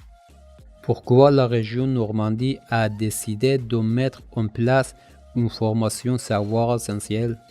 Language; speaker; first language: French; non-native, learner; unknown